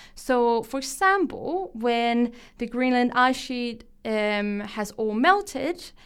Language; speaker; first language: English; non-native, fluent; Danish